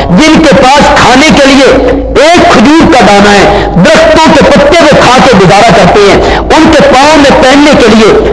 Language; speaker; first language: Urdu; native; Urdu